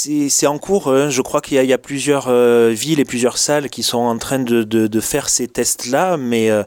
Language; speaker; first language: French; native; French